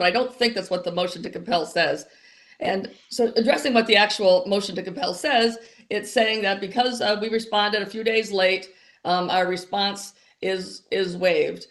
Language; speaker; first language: English; native; English